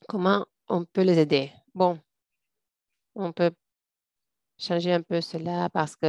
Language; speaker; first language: French; non-native, fluent; English